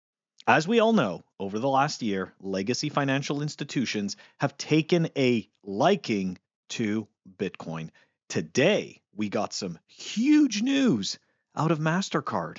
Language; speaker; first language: English; native; English